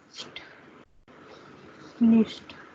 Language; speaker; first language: German; non-native, learner; Hindi